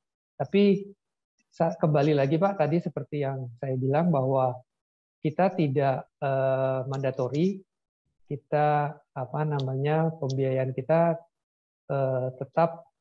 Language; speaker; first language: Indonesian; native; Indonesian